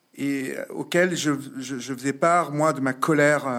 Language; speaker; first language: French; native; French